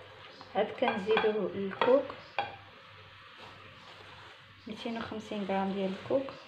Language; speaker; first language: Arabic; native; Arabic